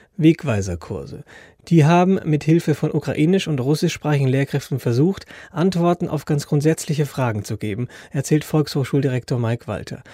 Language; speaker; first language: German; native; German